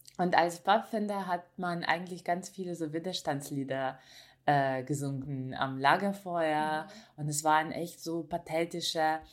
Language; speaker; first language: German; non-native, fluent; Ukrainian